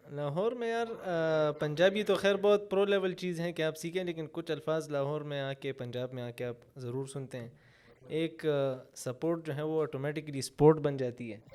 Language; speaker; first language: Urdu; non-native, local second language; Pashto